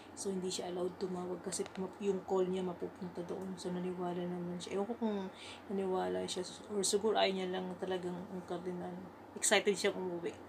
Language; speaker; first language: Filipino; native; Filipino